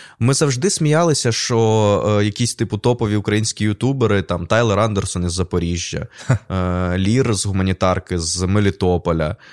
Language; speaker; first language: Ukrainian; non-native, local second language; Russian